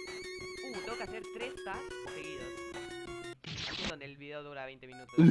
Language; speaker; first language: Spanish; native; Spanish